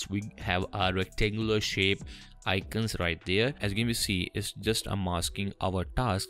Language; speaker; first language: English; non-native, fluent; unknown